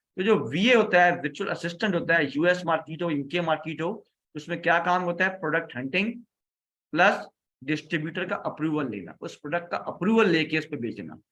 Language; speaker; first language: Urdu; native; Urdu